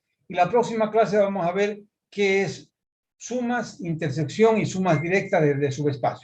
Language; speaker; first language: Spanish; native; Spanish